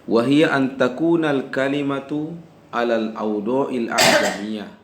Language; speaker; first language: Arabic; non-native, fluent; Indonesian